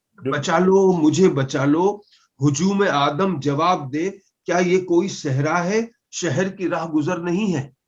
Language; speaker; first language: Urdu; non-native, local second language; Punjabi